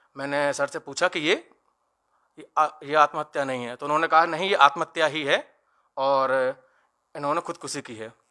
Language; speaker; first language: Hindi; native; Hindi